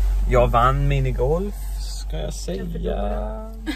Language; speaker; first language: Swedish; early bilingual, other home language; English